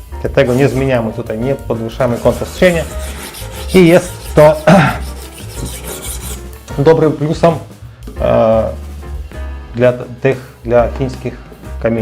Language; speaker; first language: Polish; non-native, learner; Ukrainian